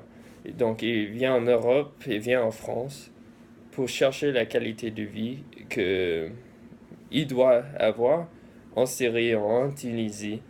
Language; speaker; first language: French; early bilingual, heritage; English